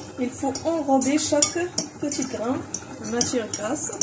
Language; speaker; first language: French; non-native, local second language; Arabic